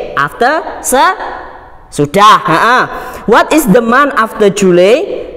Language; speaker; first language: English; non-native, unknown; Javanese